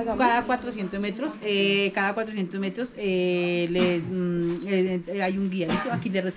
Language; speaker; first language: Spanish; native; Spanish